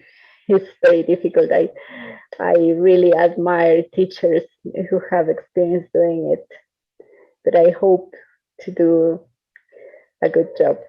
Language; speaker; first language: English; non-native, fluent; Spanish